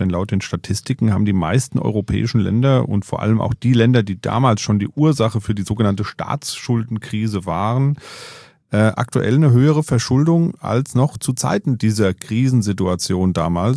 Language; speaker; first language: German; native; German